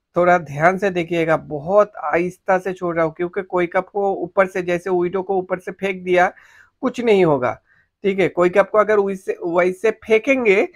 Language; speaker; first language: Hindi; native; Hindi